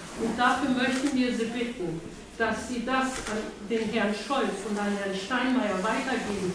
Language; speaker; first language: German; early bilingual, other home language; Turkish